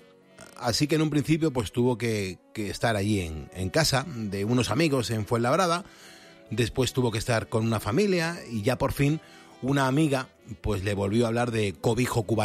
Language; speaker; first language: Spanish; native; Spanish